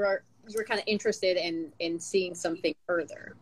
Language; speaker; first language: English; non-native, local second language; Filipino